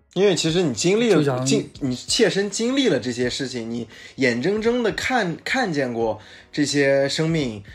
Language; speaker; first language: Chinese; native; Chinese